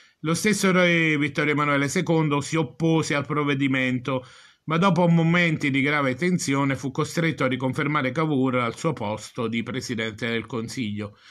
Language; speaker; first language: Italian; native; Italian